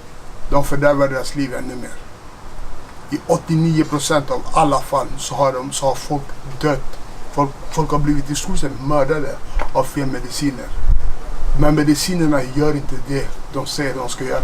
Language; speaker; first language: Swedish; non-native, fluent; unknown